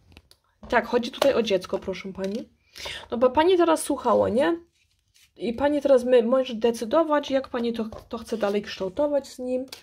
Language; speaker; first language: Polish; early bilingual, heritage; Polish